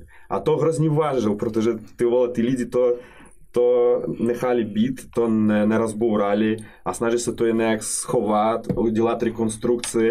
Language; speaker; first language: Czech; non-native, fluent; Russian